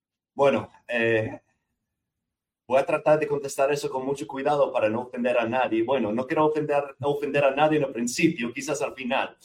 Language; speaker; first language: Spanish; non-native, fluent; English